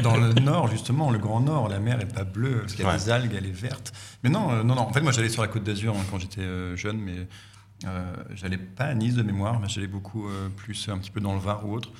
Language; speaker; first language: French; native; French